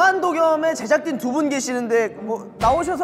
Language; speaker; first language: Korean; native; Korean